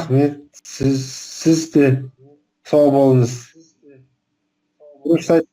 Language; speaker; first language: Kazakh; non-native, local second language; Russian